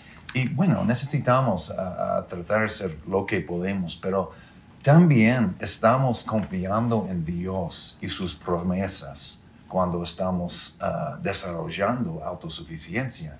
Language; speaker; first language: Spanish; non-native, fluent; English